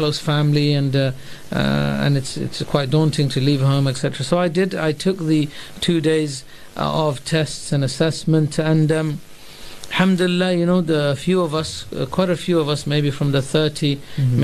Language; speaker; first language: English; native; English